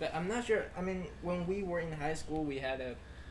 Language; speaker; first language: English; non-native, fluent; Chinese